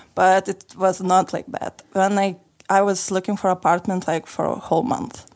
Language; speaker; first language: English; non-native, fluent; Lithuanian